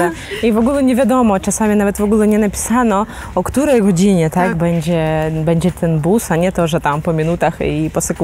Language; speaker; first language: Polish; non-native, fluent; Ukrainian